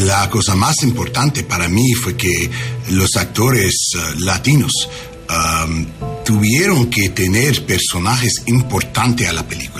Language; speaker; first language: Spanish; non-native, learner; English